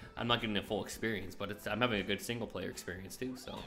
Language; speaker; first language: English; native; English